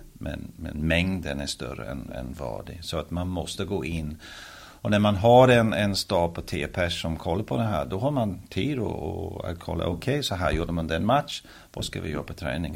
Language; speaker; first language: Swedish; early bilingual, heritage; Swedish